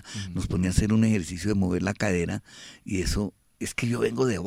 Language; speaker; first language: Spanish; native; Spanish